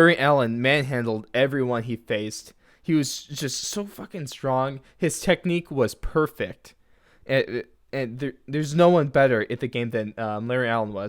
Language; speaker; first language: English; native; English